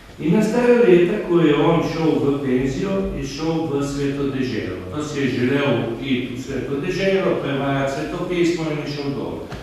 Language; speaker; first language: Slovenian; native; Slovenian